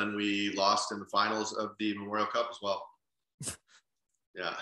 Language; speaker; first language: English; native; English